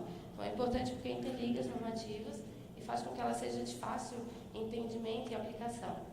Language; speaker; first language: Portuguese; native; Portuguese